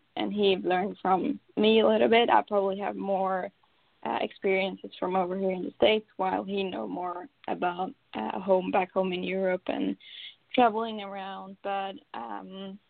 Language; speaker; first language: English; non-native, fluent; Swedish